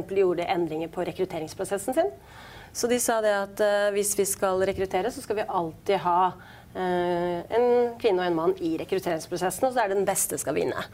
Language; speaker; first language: Norwegian; native; Norwegian